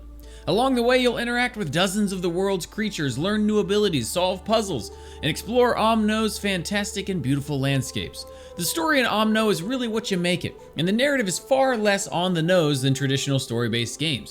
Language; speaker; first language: English; native; English